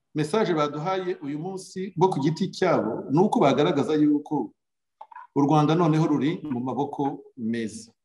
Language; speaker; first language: Kinyarwanda; native; Kinyarwanda